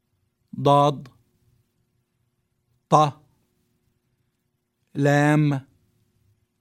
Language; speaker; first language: English; non-native, fluent; Arabic